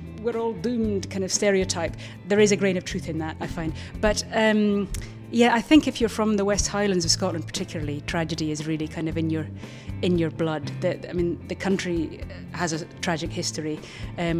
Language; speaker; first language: English; native; English